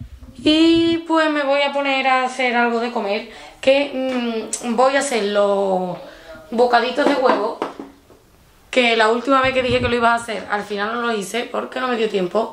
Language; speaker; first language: Spanish; native; Spanish